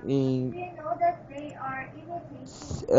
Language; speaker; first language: English; non-native, local second language; Filipino